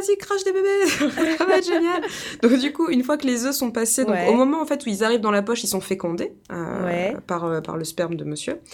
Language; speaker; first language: French; native; French